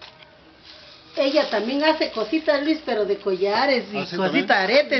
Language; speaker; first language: Spanish; native; Spanish